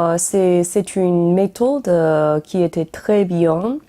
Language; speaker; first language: French; non-native, learner; Chinese